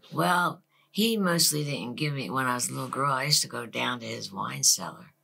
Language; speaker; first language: English; native; English